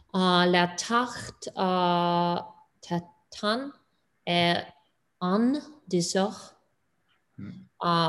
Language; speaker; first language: French; non-native, learner; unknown